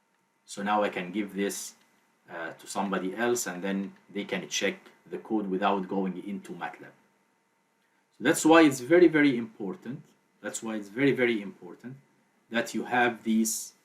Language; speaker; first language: English; non-native, fluent; Arabic